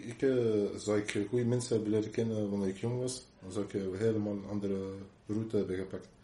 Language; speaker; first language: Dutch; non-native, local second language; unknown